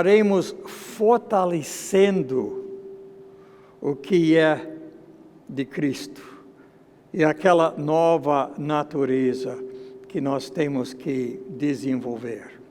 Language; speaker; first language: Portuguese; non-native, fluent; English